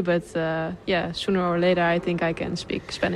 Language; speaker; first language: English; non-native, fluent; Dutch